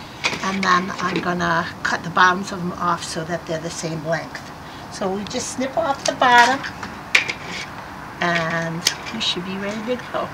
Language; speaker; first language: English; native; English